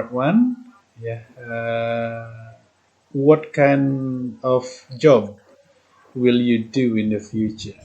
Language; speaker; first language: English; non-native, fluent; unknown